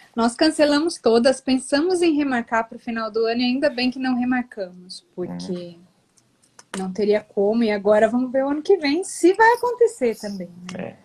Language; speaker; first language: Portuguese; native; Portuguese